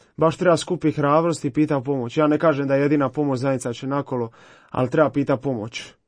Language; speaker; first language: Croatian; native; Croatian